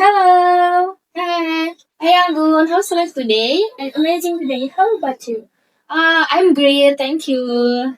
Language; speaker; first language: English; non-native, learner; Indonesian